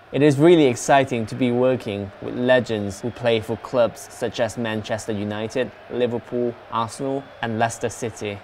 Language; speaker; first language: English; non-native, fluent; Thai